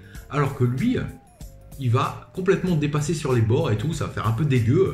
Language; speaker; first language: French; native; French